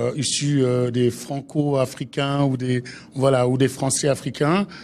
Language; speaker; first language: French; native; French